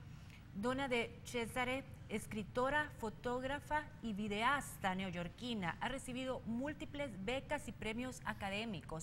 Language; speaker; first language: Spanish; native; Spanish